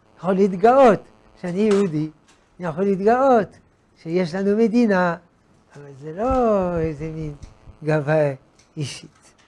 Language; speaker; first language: Hebrew; non-native, fluent; French